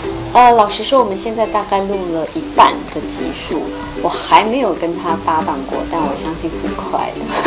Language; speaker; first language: Chinese; native; Chinese